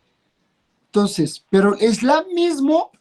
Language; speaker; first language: Spanish; non-native, fluent; Arabic